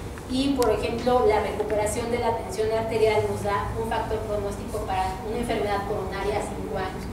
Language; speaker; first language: Spanish; native; Spanish